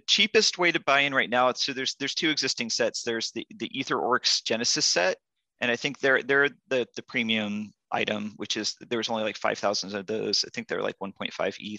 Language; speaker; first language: English; native; English